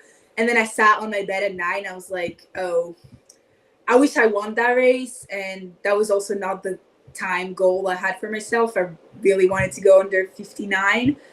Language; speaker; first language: English; non-native, fluent; French